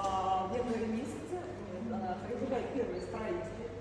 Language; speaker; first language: Russian; native; Russian